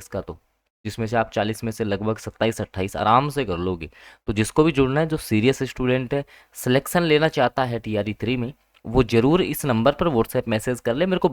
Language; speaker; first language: Hindi; native; Hindi